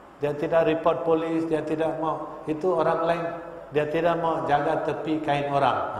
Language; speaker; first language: Malay; non-native, local second language; Tamil